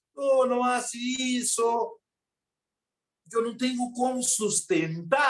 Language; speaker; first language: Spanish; non-native, learner; Portuguese